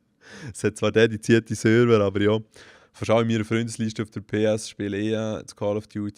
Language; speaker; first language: German; native; German